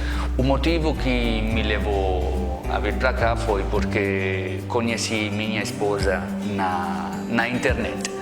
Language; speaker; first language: Portuguese; non-native, fluent; Italian